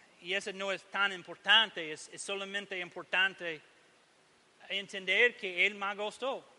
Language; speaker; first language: Spanish; non-native, learner; English